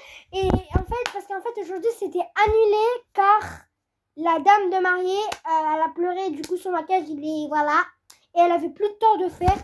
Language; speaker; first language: French; native; French